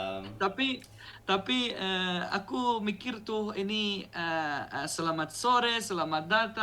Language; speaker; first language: Indonesian; non-native, learner; Arabic